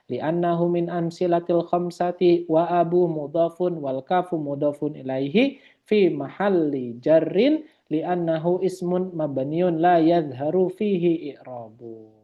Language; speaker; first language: Arabic; non-native, fluent; Indonesian